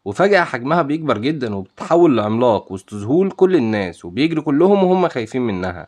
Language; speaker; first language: Arabic; native; Arabic